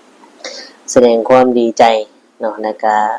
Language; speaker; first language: Thai; non-native, local second language; Northeastern Thai